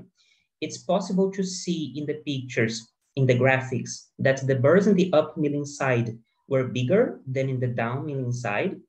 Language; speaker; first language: English; non-native, fluent; Portuguese